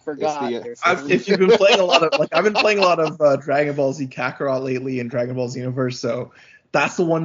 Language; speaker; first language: English; native; English